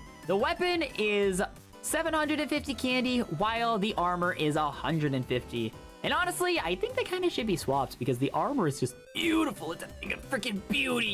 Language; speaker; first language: English; native; English